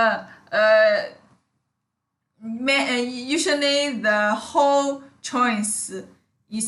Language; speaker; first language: English; non-native, learner; Chinese